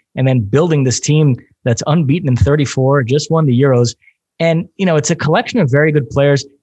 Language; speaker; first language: English; non-native, fluent; Portuguese